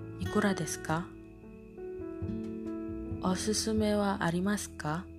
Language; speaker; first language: Japanese; non-native, learner; Indonesian